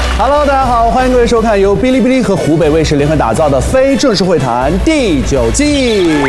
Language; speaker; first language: Chinese; native; Chinese